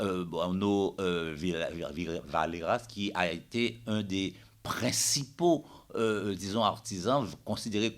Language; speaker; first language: French; native; French